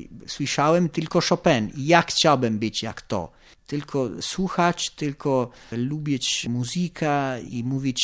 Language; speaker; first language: Polish; non-native, fluent; Italian